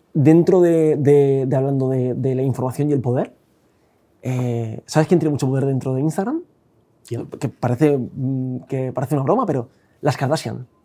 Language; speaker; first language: Spanish; native; Spanish